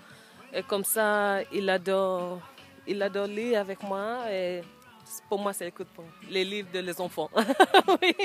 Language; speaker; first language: French; non-native, learner; English